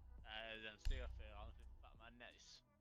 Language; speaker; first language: Swedish; native; Swedish